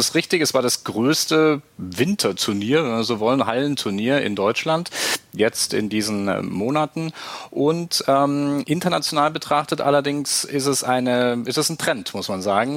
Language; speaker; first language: German; native; German